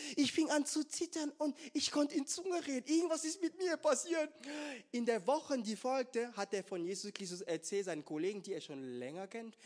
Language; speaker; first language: German; non-native, fluent; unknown